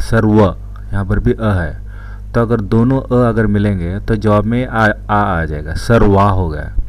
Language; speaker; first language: Urdu; non-native, local second language; Kannada